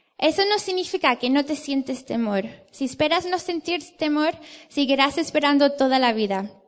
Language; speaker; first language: Spanish; non-native, fluent; English